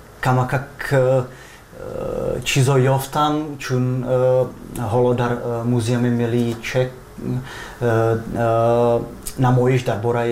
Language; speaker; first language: Tajik; non-native, fluent; Czech